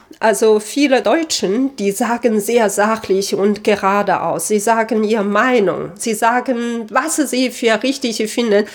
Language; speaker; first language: German; non-native, fluent; Chinese